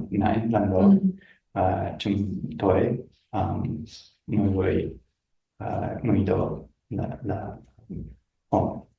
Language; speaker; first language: Vietnamese; non-native, learner; English